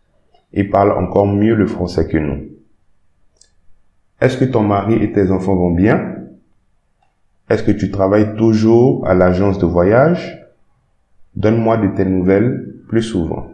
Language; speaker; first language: French; non-native, fluent; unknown